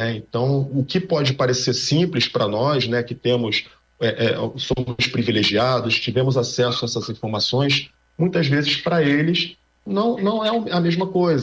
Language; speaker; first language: Portuguese; native; Portuguese